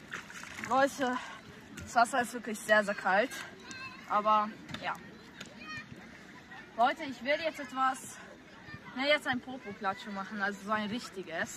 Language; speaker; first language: German; early bilingual, other home language; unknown